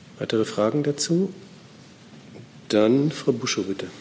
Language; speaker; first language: German; native; German